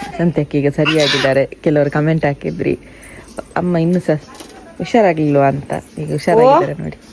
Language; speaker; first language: Kannada; non-native, local second language; Tulu